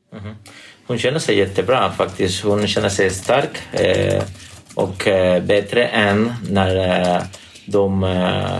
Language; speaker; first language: Swedish; non-native, fluent; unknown